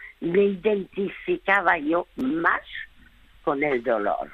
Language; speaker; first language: Spanish; early bilingual, other home language; French